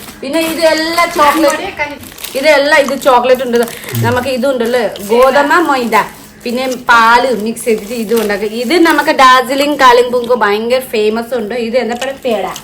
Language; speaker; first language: Malayalam; non-native, fluent; Nepali